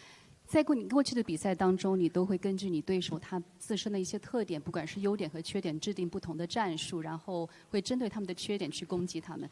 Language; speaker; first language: Chinese; native; Chinese